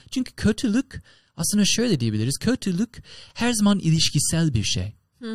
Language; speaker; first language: Turkish; non-native, learner; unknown